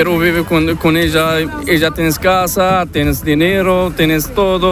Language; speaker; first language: Spanish; non-native, learner; Arabic